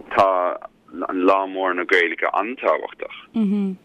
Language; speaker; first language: Irish; non-native, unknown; German